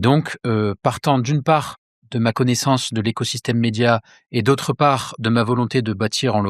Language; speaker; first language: French; native; French